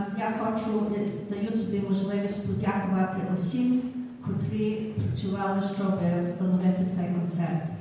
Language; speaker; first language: Ukrainian; early bilingual, heritage; Ukrainian